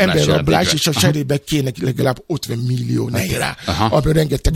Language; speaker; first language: Hungarian; non-native, fluent; Yoruba